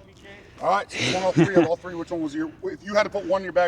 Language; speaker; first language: English; native; English